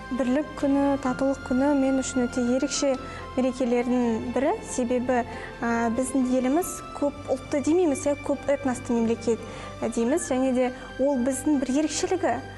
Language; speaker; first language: Kazakh; non-native, local second language; Russian